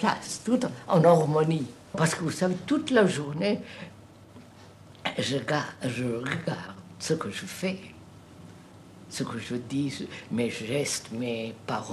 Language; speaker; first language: French; non-native, fluent; Telugu